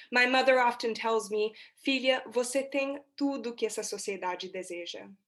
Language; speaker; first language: Portuguese; early bilingual, heritage; Portuguese